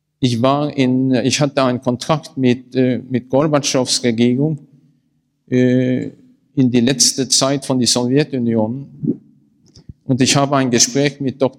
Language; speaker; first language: German; non-native, learner; Norwegian